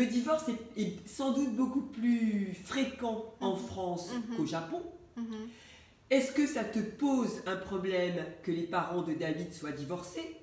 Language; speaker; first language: French; native; French